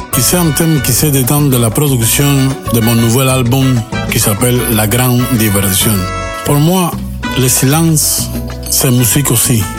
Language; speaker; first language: French; non-native, learner; Spanish